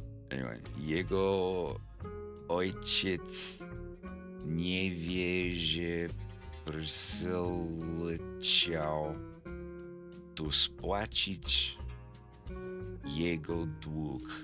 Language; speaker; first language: Polish; non-native, learner; English